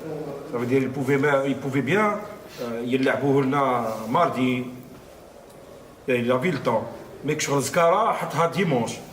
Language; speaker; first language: French; non-native, local second language; Arabic